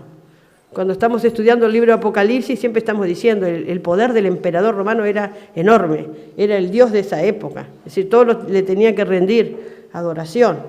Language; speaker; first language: Spanish; native; Spanish